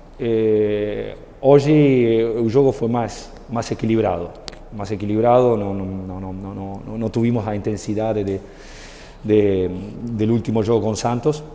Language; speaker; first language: Spanish; native; Spanish